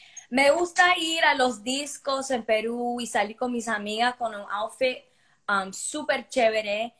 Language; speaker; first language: Spanish; early bilingual, heritage; Spanish